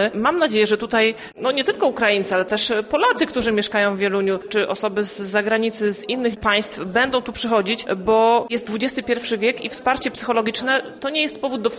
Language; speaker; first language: Polish; native; Polish